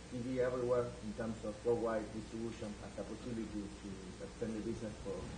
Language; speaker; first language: English; non-native, fluent; Spanish